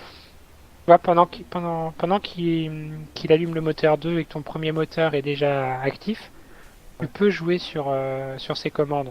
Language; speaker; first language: French; native; French